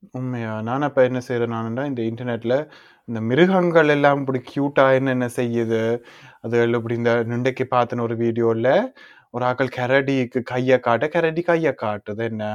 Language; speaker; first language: Tamil; early bilingual, heritage; Tamil